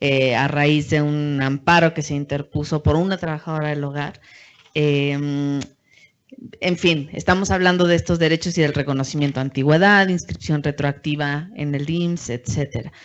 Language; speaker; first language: Spanish; native; Spanish